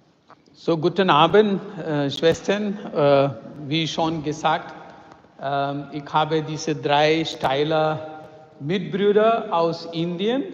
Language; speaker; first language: German; non-native, fluent; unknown